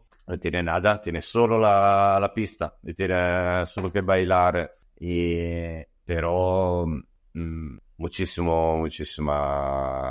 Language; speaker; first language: Spanish; non-native, learner; Italian